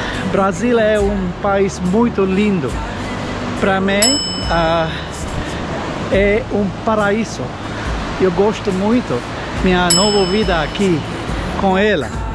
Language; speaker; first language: Portuguese; non-native, learner; Punjabi